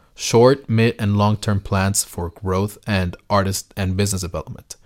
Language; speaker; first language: English; early bilingual, other home language; Spanish